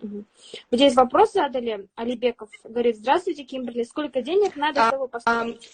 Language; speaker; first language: Russian; native; Russian